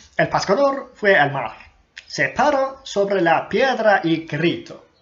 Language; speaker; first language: Spanish; non-native, fluent; Turkish